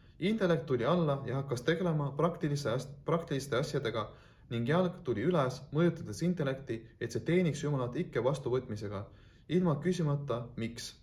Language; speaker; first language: Estonian; non-native, local second language; Russian